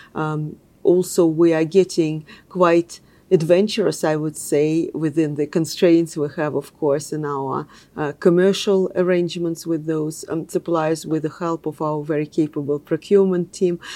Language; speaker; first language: English; non-native, fluent; Russian